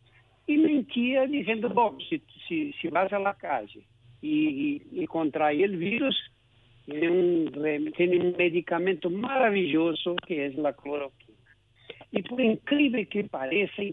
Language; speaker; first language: Spanish; non-native, local second language; Portuguese